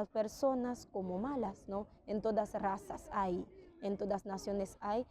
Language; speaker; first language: Spanish; non-native, fluent; Haitian Creole